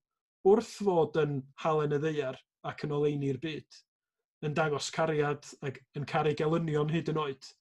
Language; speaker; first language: Welsh; native; Welsh